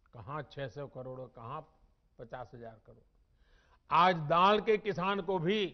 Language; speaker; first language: Hindi; non-native, local second language; Gujarati